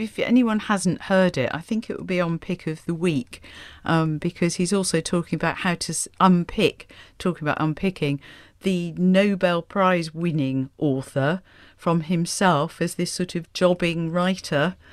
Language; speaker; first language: English; native; English